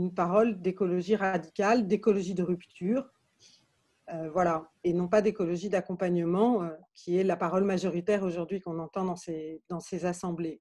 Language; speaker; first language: French; native; French